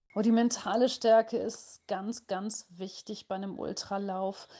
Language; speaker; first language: German; native; German